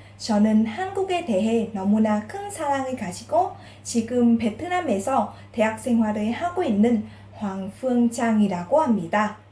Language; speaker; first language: Korean; non-native, fluent; Vietnamese